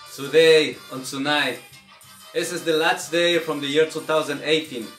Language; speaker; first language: English; non-native, learner; Spanish